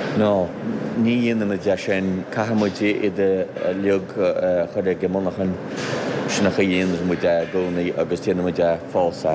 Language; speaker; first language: Irish; native; Irish